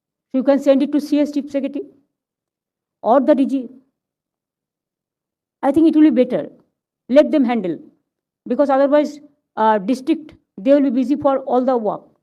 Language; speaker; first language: English; non-native, local second language; Bangla